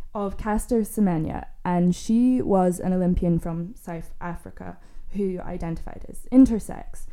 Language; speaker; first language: English; native; English